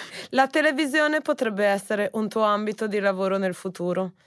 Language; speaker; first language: Italian; native; Italian